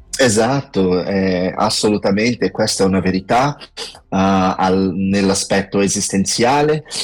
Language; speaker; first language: Italian; non-native, fluent; Portuguese